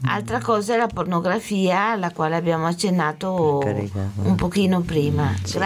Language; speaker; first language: Italian; native; Italian